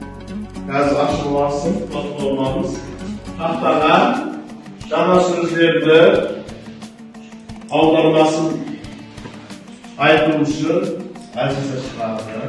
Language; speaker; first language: Kazakh; non-native, learner; Uzbek